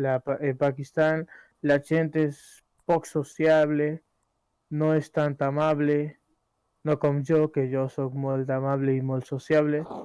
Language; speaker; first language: Catalan; early bilingual, other home language; Urdu